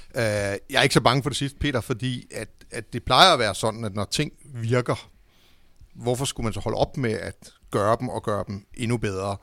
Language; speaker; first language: Danish; native; Danish